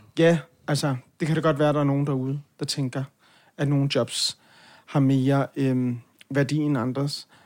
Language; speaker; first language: Danish; native; Danish